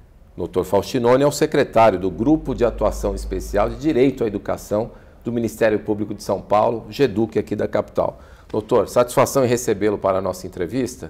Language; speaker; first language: Portuguese; native; Portuguese